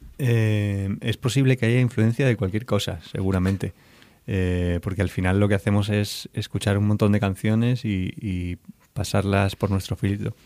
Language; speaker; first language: Spanish; native; Spanish